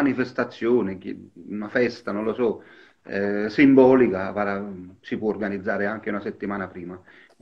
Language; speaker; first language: Italian; native; Italian